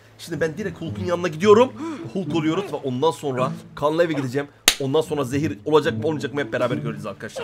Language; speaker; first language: Turkish; native; Turkish